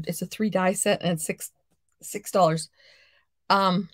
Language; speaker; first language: English; native; English